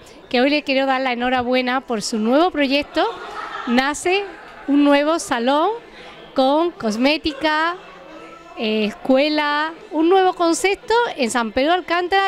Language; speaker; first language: Spanish; native; Spanish